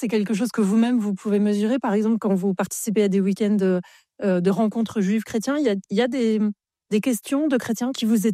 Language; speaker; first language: French; native; French